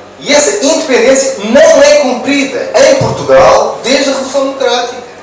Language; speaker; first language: Portuguese; native; Portuguese